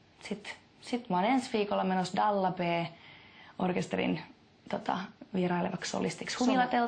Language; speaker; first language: Finnish; native; Finnish